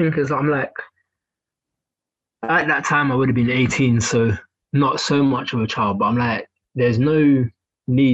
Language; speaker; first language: English; native; English